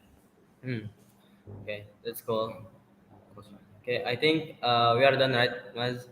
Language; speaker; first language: English; non-native, fluent; Indonesian